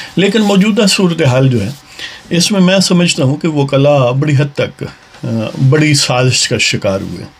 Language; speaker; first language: Urdu; non-native, local second language; Punjabi